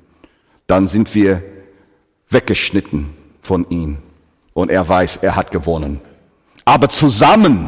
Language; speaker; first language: German; non-native, fluent; English